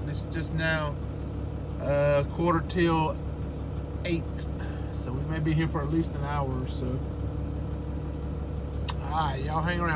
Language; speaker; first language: English; native; English